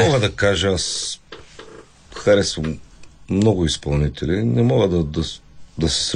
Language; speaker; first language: Bulgarian; native; Bulgarian